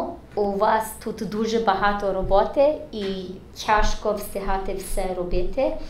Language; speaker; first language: Ukrainian; early bilingual, heritage; English